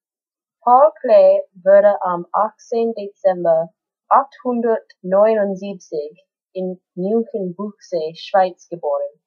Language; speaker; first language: German; non-native, learner; English